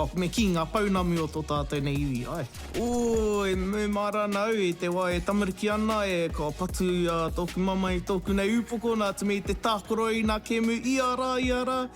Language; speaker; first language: Māori; native; Māori